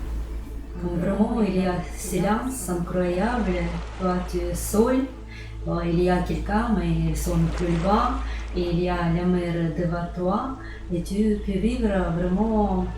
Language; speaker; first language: French; non-native, learner; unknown